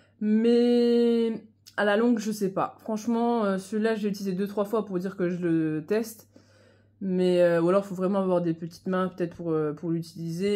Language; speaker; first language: French; native; French